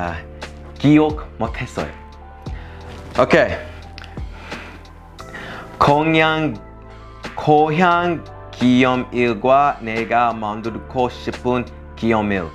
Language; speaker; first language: Korean; non-native, learner; English